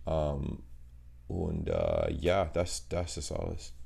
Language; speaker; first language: German; non-native, learner; English